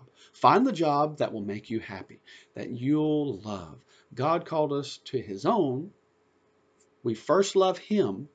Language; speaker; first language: English; native; English